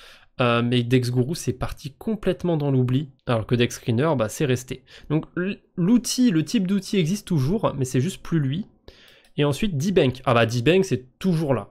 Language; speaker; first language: French; native; French